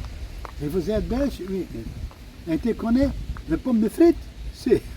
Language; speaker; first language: French; non-native, local second language; Dutch